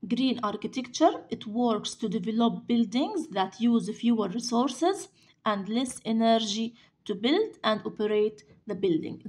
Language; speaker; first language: English; non-native, fluent; Arabic